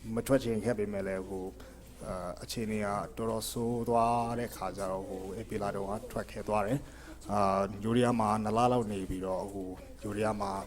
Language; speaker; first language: Burmese; non-native, fluent; English